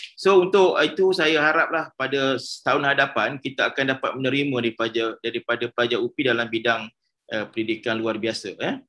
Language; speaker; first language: Malay; native; Malay